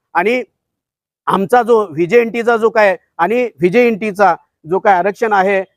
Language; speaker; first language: Marathi; non-native, local second language; Lambadi